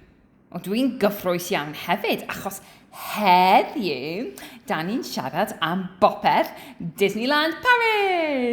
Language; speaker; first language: Welsh; non-native, learner; English